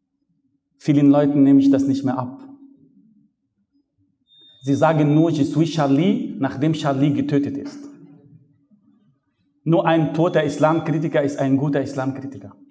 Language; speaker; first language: German; non-native, fluent; Arabic